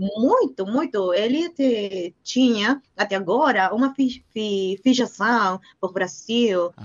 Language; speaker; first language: Portuguese; non-native, learner; Spanish